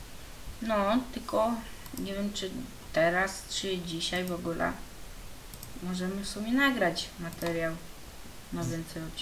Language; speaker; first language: Polish; native; Polish